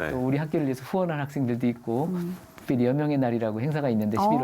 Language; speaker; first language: Korean; native; Korean